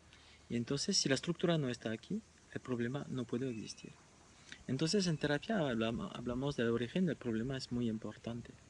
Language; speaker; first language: Spanish; non-native, fluent; French